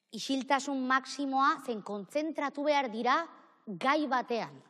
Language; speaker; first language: Basque; native; Basque